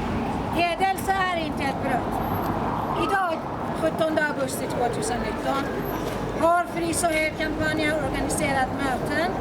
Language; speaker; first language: Swedish; non-native, fluent; Persian